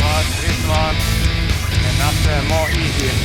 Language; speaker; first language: English; non-native, learner; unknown